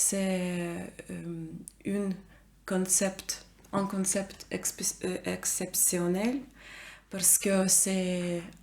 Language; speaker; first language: French; non-native, learner; Ukrainian